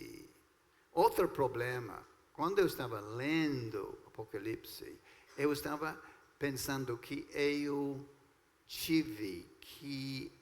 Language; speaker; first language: Portuguese; non-native, fluent; English